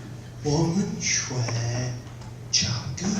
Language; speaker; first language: Chinese; non-native, learner; English